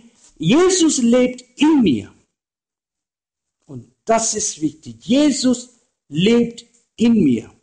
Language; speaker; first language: German; non-native, fluent; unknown